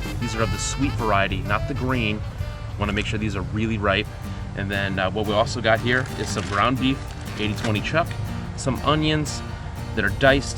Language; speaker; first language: English; native; English